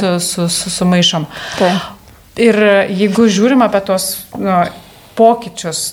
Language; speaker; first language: Lithuanian; native; Lithuanian